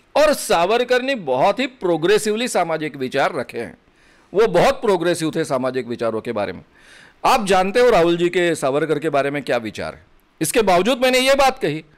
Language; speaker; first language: Hindi; non-native, local second language; Marathi